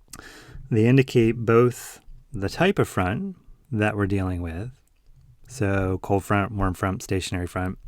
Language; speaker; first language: English; native; English